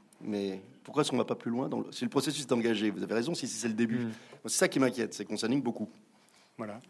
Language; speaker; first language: French; native; French